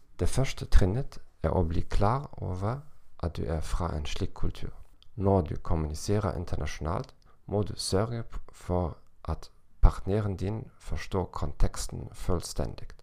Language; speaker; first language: Norwegian; non-native, learner; German